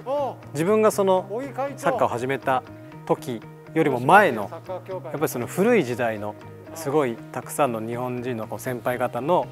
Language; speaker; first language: Japanese; native; Japanese